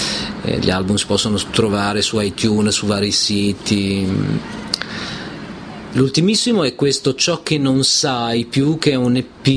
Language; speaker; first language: Italian; native; Italian